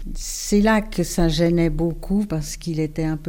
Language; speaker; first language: French; native; French